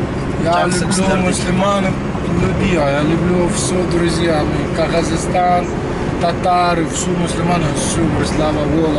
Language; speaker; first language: Russian; non-native, learner; Arabic